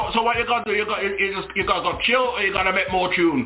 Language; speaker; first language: English; native; English